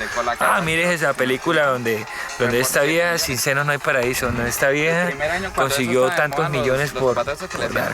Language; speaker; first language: Spanish; native; Spanish